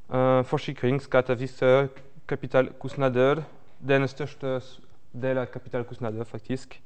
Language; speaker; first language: Norwegian; non-native, fluent; French